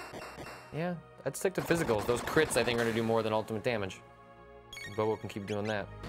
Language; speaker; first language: English; native; English